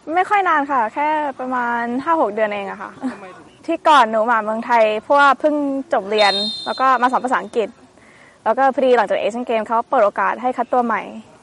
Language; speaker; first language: Thai; early bilingual, heritage; Thai